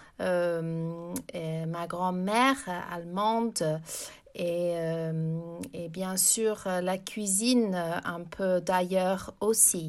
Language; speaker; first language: French; non-native, fluent; English